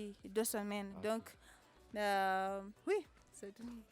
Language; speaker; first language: French; non-native, fluent; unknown